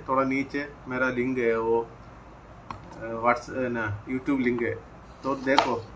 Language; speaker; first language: Hindi; non-native, local second language; Malayalam